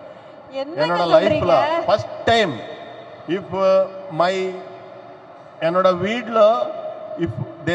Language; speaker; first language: Tamil; non-native, learner; Telugu